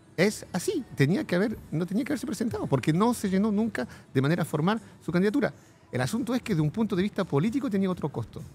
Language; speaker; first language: Spanish; non-native, fluent; French